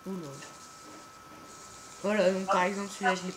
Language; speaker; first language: French; native; French